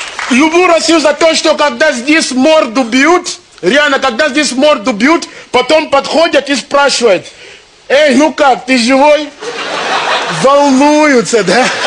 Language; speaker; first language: Russian; non-native, fluent; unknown